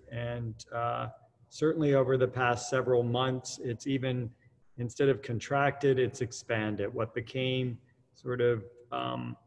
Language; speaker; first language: English; native; English